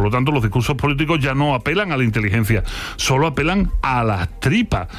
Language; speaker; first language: Spanish; native; Spanish